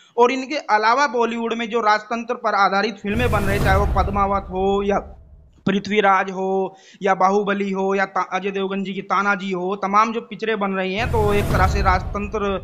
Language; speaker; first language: Hindi; native; Hindi